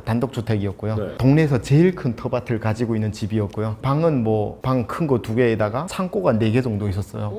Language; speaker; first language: Korean; native; Korean